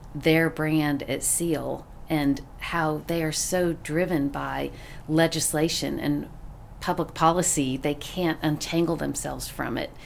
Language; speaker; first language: English; native; English